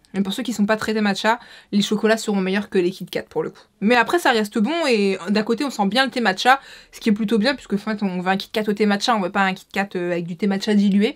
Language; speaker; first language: French; native; French